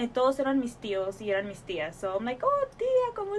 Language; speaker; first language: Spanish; early bilingual, heritage; Spanish